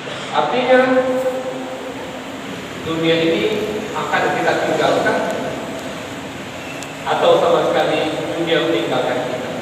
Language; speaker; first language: Indonesian; native; Indonesian